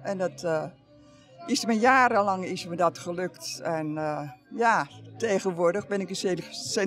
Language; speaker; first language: Dutch; native; Dutch